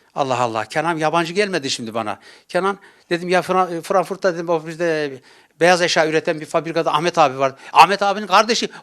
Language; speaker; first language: Turkish; native; Turkish